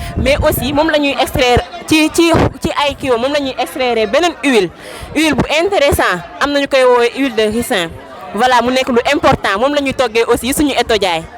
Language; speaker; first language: Wolof; non-native, local second language; Jola-Fonyi